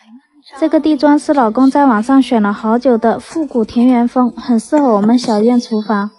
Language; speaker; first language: Chinese; native; Chinese